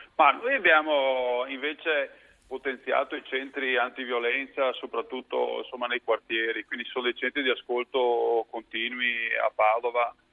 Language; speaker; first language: Italian; native; Italian